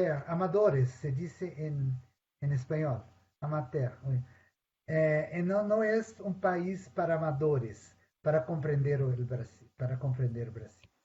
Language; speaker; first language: Spanish; non-native, fluent; Portuguese